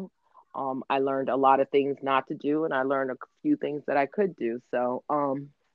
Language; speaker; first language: English; native; English